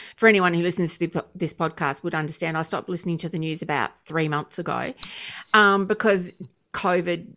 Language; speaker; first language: English; native; English